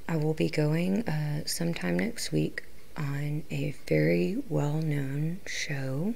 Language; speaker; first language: English; native; English